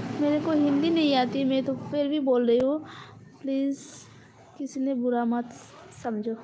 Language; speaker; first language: Hindi; non-native, local second language; Bangla